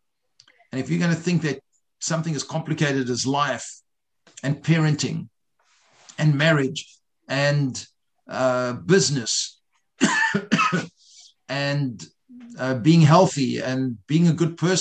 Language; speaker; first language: English; native; English